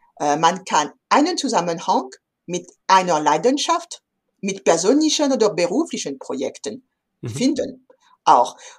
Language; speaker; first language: German; non-native, fluent; French